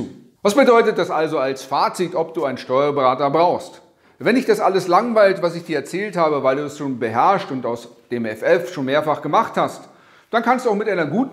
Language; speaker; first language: German; native; German